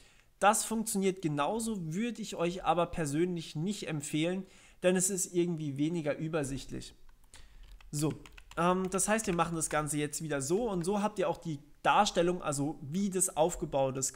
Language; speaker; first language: German; native; German